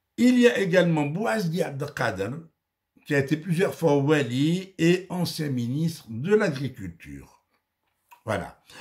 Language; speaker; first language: French; non-native, local second language; Arabic